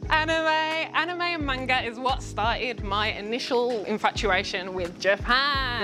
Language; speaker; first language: English; native; English